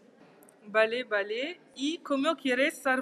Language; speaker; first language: Spanish; non-native, learner; French